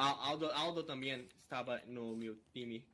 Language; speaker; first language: Spanish; non-native, learner; Portuguese